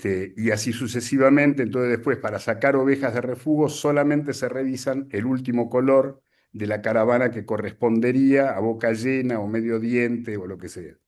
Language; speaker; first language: Spanish; native; Spanish